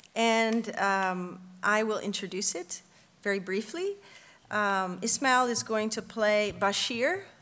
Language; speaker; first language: English; native; English